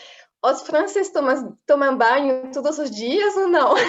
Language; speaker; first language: Portuguese; non-native, fluent; French